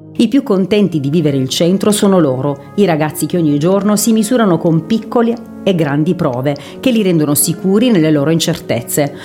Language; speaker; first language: Italian; native; Italian